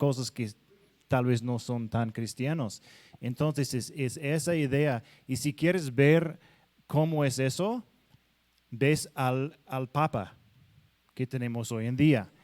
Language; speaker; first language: Spanish; non-native, fluent; English